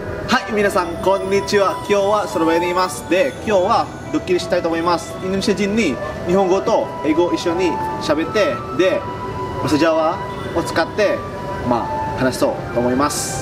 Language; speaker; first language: Japanese; non-native, fluent; Indonesian